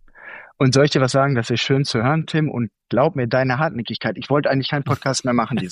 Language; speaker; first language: German; native; German